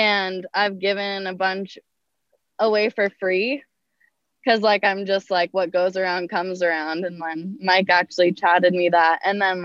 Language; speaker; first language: English; native; English